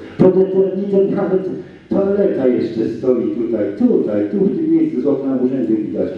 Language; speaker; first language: Polish; native; Polish